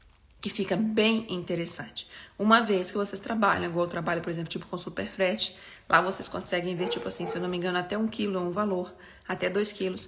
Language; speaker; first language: Portuguese; native; Portuguese